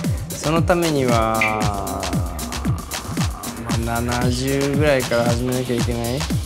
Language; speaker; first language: Japanese; native; Japanese